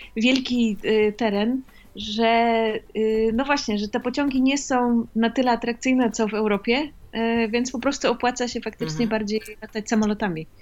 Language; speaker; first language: Polish; native; Polish